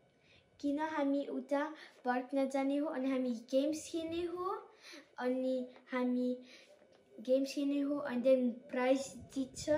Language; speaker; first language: Nepali; early bilingual, heritage; Nepali